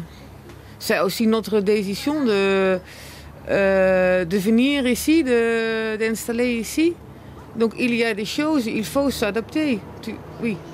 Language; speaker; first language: French; non-native, learner; Dutch